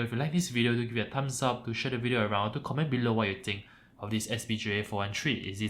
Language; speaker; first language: English; native; English